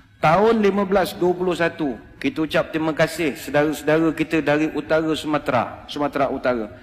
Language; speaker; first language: Malay; native; Malay